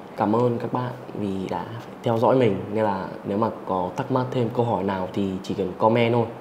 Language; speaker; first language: Vietnamese; early bilingual, heritage; Czech